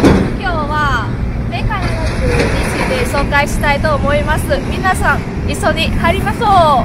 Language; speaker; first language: Japanese; non-native, learner; Vietnamese